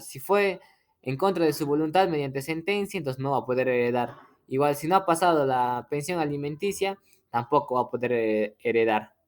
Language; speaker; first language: Spanish; native; Spanish